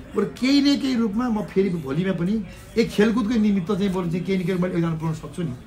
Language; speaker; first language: Nepali; native; Nepali